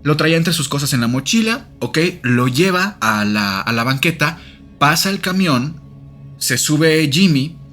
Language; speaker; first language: Spanish; native; Spanish